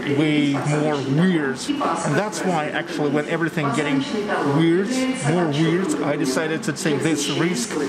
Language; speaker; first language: English; non-native, fluent; Russian